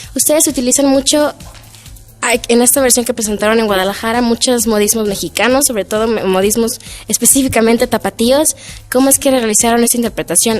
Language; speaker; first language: Spanish; native; Spanish